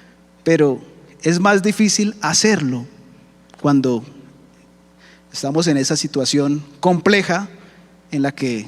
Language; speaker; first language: Spanish; native; Spanish